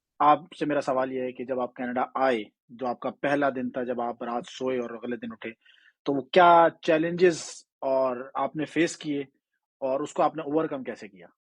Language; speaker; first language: Urdu; native; Urdu